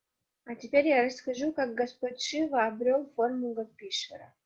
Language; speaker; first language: Russian; native; Russian